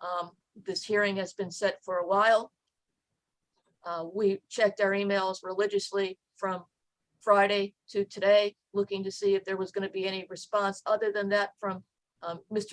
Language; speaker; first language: English; native; English